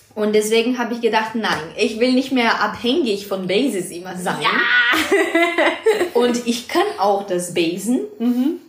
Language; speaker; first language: German; non-native, fluent; Portuguese